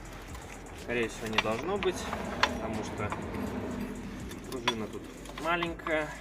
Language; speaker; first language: Russian; native; Russian